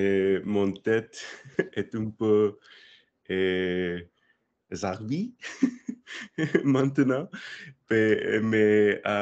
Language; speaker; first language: French; non-native, learner; English